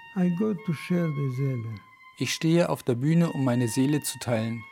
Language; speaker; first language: German; non-native, fluent; Spanish